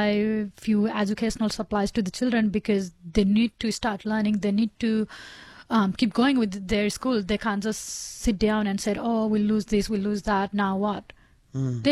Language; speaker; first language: English; non-native, local second language; Nepali